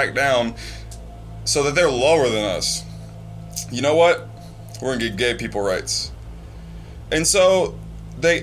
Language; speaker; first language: English; native; English